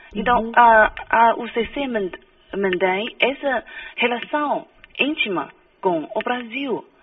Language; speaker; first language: Portuguese; non-native, fluent; Chinese